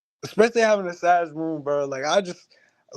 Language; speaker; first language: English; native; English